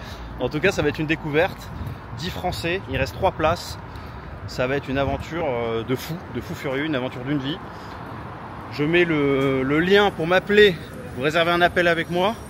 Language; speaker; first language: French; native; French